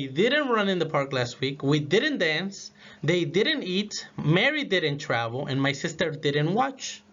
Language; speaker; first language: English; non-native, fluent; Spanish